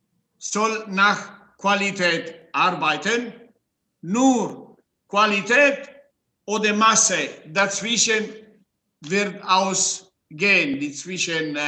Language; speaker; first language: German; non-native, fluent; Italian